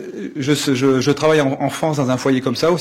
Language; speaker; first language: French; native; French